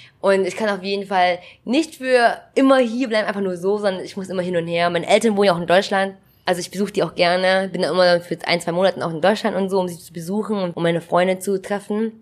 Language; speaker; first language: German; early bilingual, other home language; Vietnamese